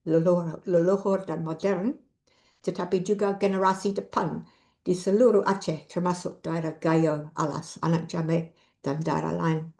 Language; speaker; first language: Indonesian; non-native, fluent; English